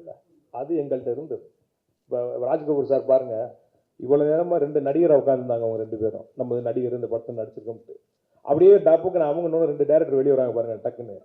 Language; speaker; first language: Tamil; native; Tamil